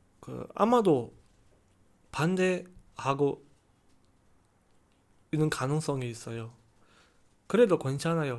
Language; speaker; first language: Korean; non-native, learner; Chinese